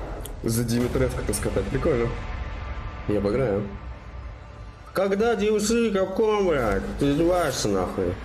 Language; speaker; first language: Russian; native; Russian